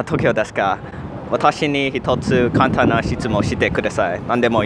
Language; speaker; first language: Japanese; non-native, learner; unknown